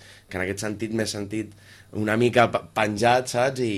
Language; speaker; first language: Catalan; native; Catalan